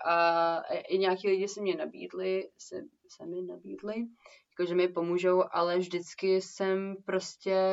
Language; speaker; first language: Czech; early bilingual, heritage; Czech